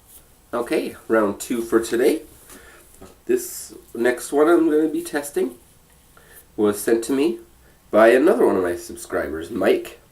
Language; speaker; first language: English; native; English